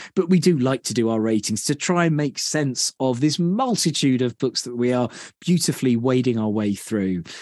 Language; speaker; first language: English; native; English